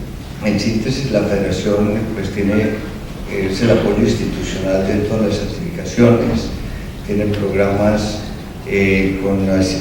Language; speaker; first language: Spanish; native; Spanish